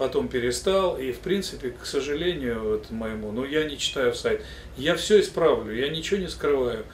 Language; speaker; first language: Russian; native; Russian